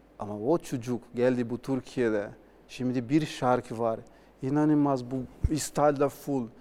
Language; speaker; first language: Turkish; non-native, learner; Portuguese